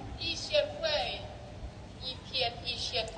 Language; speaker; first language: Chinese; non-native, learner; Thai